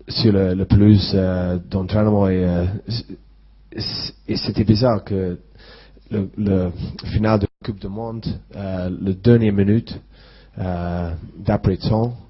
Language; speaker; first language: French; non-native, fluent; English